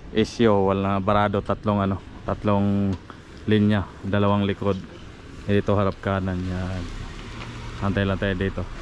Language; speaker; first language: Filipino; non-native, local second language; Masbatenyo